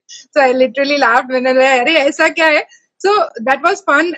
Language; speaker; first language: Hindi; native; Hindi